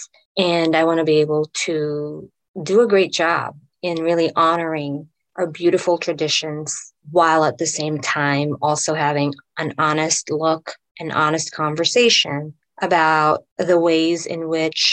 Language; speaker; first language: English; non-native, local second language; Filipino